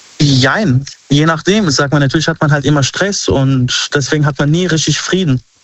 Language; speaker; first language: German; early bilingual, other home language; Arabic